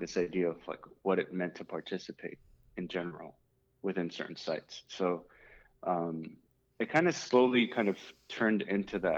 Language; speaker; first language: English; native; English